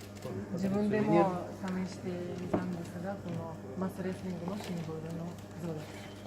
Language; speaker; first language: Japanese; non-native, fluent; Russian